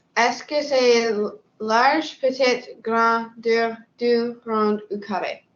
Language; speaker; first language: French; non-native, learner; English